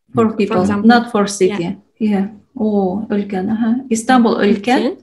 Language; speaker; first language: English; non-native, learner; Tatar